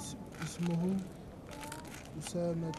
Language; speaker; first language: Arabic; non-native, learner; French